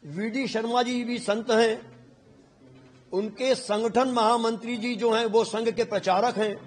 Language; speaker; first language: Hindi; native; Hindi